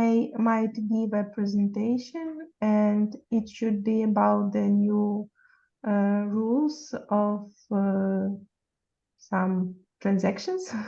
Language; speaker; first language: English; non-native, fluent; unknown